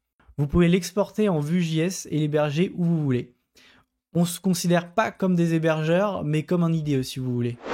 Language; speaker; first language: French; native; French